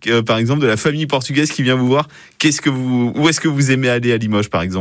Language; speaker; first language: French; native; French